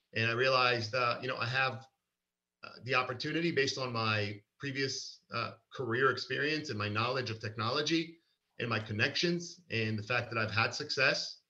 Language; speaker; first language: English; early bilingual, other home language; Hebrew